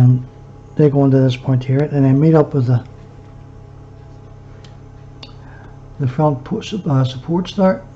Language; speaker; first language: English; native; English